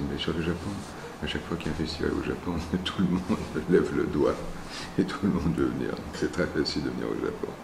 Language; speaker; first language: French; native; French